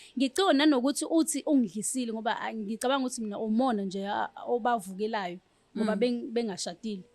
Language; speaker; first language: Zulu; native; Zulu